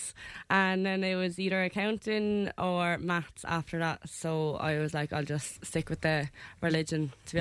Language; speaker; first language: English; native; English